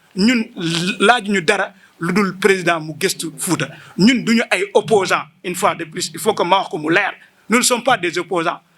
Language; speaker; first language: Wolof; non-native, local second language; Fula